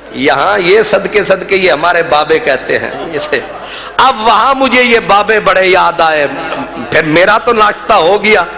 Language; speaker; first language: Urdu; non-native, local second language; Punjabi